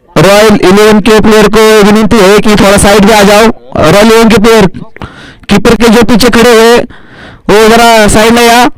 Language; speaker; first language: Hindi; non-native, local second language; Marathi